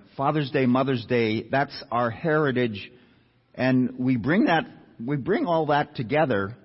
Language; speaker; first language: English; native; English